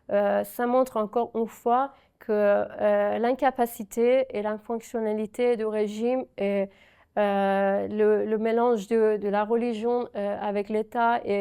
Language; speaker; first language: French; non-native, fluent; Persian